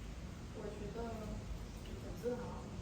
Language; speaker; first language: Chinese; non-native, learner; Vietnamese